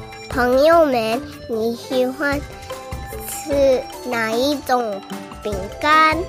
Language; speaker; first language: Chinese; early bilingual, heritage; English